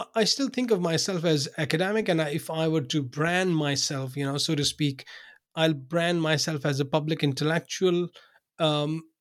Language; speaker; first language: English; non-native, local second language; Urdu